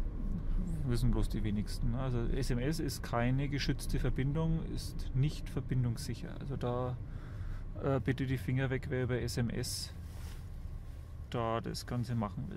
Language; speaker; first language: German; native; German